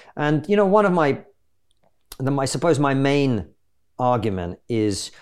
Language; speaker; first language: English; non-native, fluent; Russian